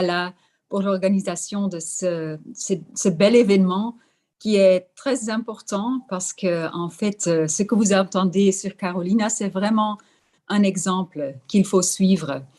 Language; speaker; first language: French; non-native, fluent; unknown